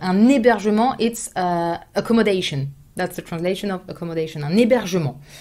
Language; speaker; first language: English; non-native, fluent; French